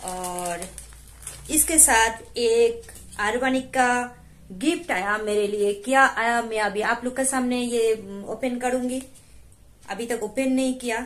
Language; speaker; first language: Hindi; non-native, local second language; Bangla